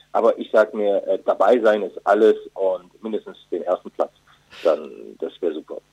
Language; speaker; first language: German; early bilingual, other home language; Turkish